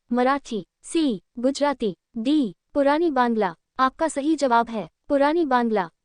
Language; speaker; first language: Hindi; native; Hindi